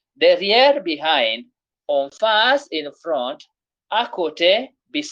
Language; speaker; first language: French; non-native, fluent; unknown